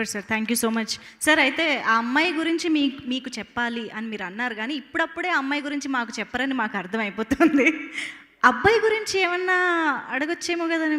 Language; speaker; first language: Telugu; native; Telugu